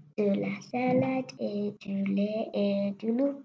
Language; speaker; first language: French; non-native, learner; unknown